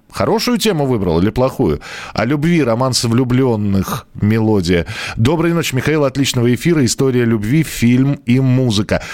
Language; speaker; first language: Russian; native; Russian